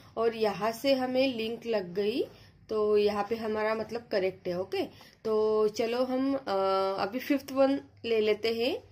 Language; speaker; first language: Hindi; non-native, local second language; Marathi